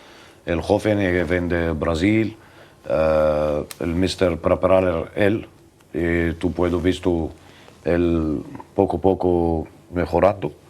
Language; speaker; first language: Spanish; non-native, learner; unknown